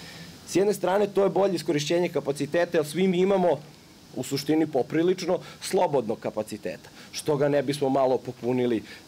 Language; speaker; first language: Serbian; native; Serbian